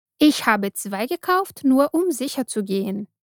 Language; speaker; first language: German; non-native, fluent; Portuguese